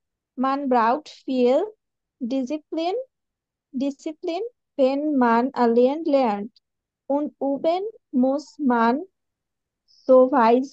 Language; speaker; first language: German; non-native, learner; Bangla